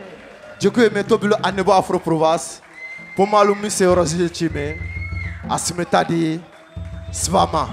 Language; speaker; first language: Czech; non-native, learner; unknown